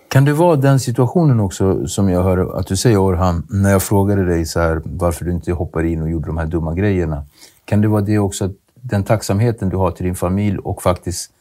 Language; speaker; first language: Swedish; native; Swedish